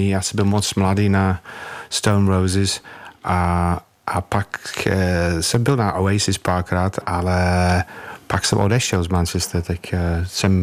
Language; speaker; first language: Czech; non-native, fluent; English